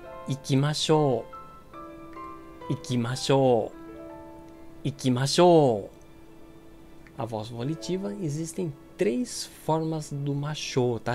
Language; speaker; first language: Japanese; non-native, fluent; Portuguese